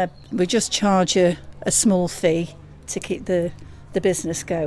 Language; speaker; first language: English; native; English